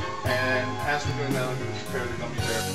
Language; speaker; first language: English; native; English